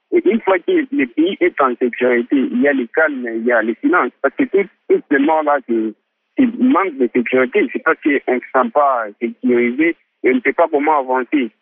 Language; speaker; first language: French; non-native, local second language; Swahili